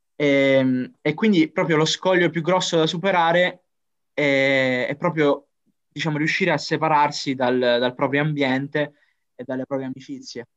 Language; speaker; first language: Italian; native; Italian